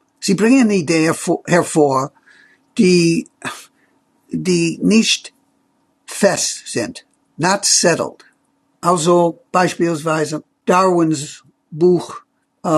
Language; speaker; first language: German; non-native, fluent; English